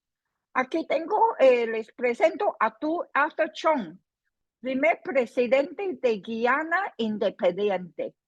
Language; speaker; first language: Spanish; non-native, fluent; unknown